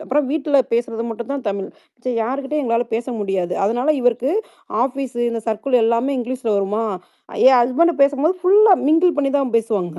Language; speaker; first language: Tamil; native; Tamil